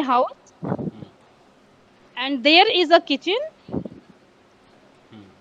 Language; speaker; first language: English; non-native, learner; Hindi